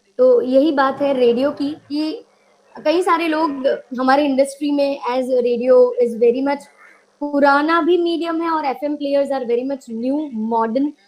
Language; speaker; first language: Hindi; non-native, local second language; Gujarati